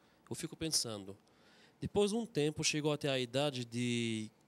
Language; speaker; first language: Portuguese; non-native, fluent; Arabic